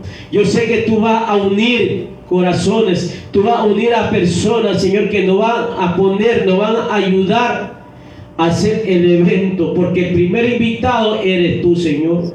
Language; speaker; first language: Spanish; native; Spanish